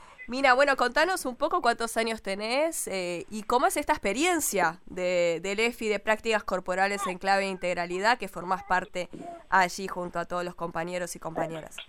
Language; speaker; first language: Spanish; native; Spanish